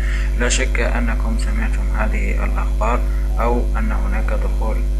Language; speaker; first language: Arabic; native; Arabic